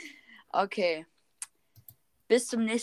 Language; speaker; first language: German; native; German